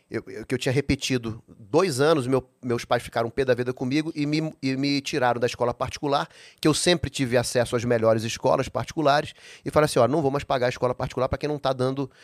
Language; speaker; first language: Portuguese; native; Portuguese